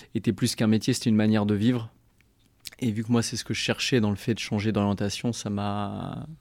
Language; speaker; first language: French; native; French